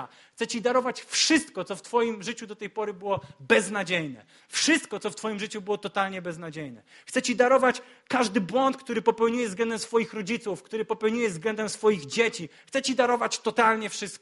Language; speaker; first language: Polish; native; Polish